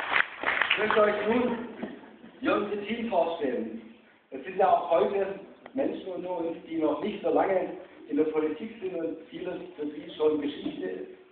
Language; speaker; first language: German; native; German